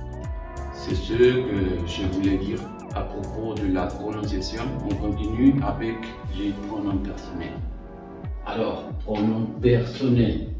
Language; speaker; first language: French; non-native, fluent; Spanish